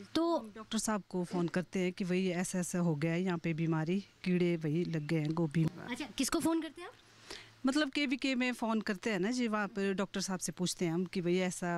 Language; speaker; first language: Hindi; native; Hindi